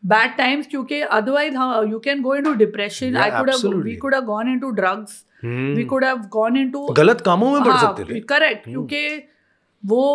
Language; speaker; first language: Hindi; native; Hindi